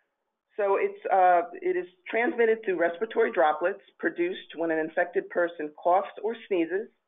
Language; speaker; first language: English; native; English